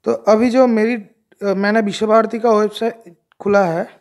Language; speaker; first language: Hindi; non-native, local second language; Bangla